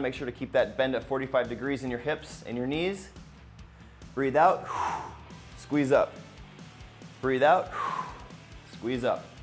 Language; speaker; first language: English; native; English